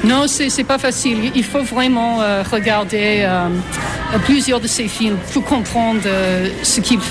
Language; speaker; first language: French; non-native, fluent; English